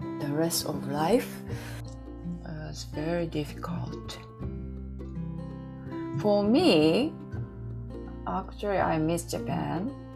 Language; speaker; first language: English; non-native, learner; Japanese